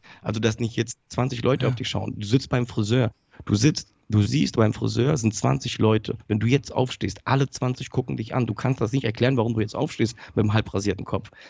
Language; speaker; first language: German; early bilingual, other home language; Polish